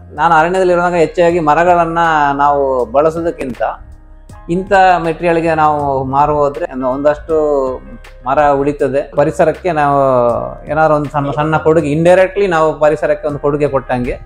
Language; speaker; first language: Kannada; native; Kannada